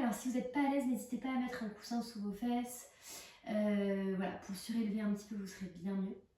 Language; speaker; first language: French; native; French